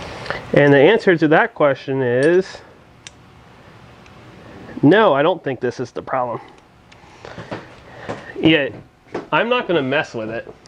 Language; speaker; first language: English; native; English